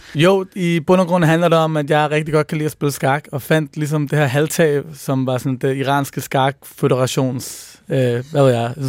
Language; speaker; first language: Danish; early bilingual, other home language; Persian